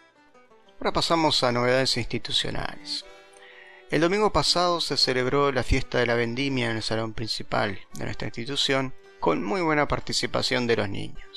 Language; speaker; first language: Spanish; native; Spanish